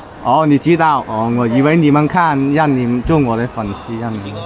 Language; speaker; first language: Chinese; non-native, fluent; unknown